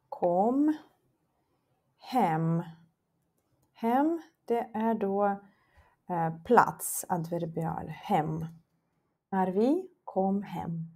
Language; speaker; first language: Swedish; non-native, fluent; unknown